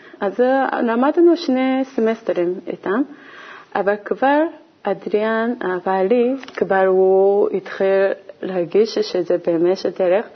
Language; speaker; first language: Hebrew; non-native, learner; Korean